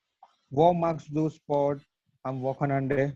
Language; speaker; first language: German; non-native, learner; Gujarati